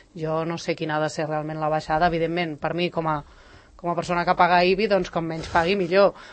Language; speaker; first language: Catalan; native; Catalan